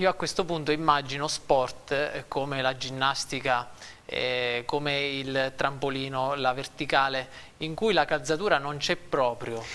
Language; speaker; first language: Italian; native; Italian